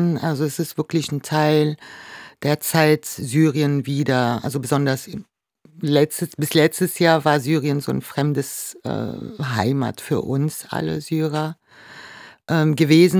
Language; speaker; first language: German; non-native, fluent; Arabic